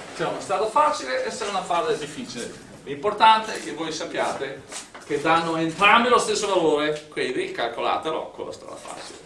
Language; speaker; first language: Italian; non-native, fluent; English